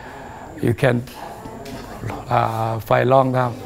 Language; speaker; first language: English; non-native, learner; Thai